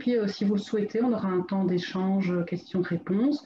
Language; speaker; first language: French; native; French